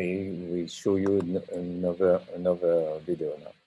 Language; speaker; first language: English; non-native, learner; French